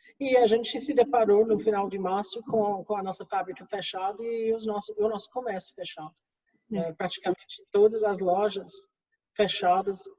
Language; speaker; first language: Portuguese; non-native, fluent; English